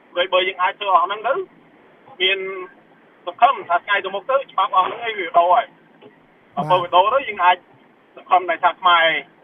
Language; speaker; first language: Khmer; early bilingual, heritage; Khmer